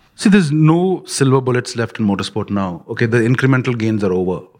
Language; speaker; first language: English; non-native, local second language; Punjabi